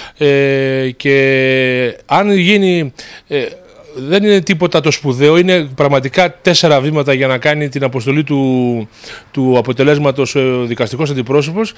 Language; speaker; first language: Greek; native; Greek